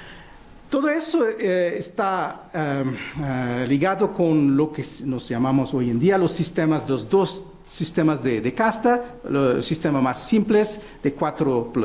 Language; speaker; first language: Spanish; non-native, fluent; Portuguese